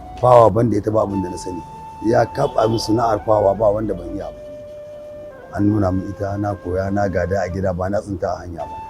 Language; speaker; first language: Hausa; native; Hausa